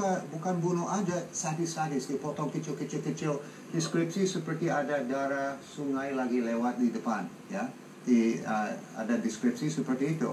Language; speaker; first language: Indonesian; non-native, fluent; English